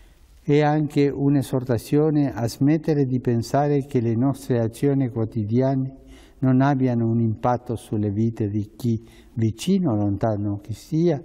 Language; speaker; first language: Italian; non-native, fluent; Spanish